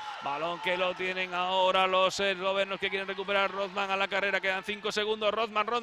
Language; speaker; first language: Spanish; native; Spanish